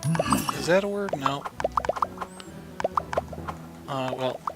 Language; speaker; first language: English; native; English